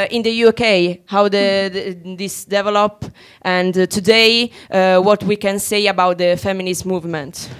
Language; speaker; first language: English; non-native, learner; Italian